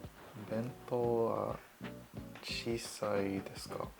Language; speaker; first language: Japanese; non-native, learner; English